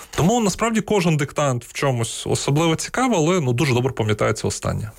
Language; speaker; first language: Ukrainian; non-native, local second language; Russian